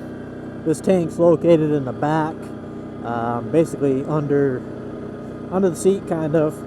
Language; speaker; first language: English; native; English